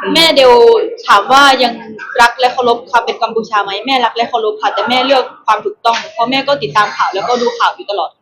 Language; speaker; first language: Thai; early bilingual, other home language; Khmer